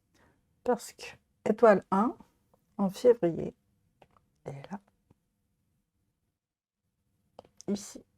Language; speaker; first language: French; non-native, fluent; Japanese